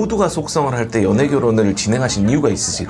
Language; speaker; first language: Korean; native; Korean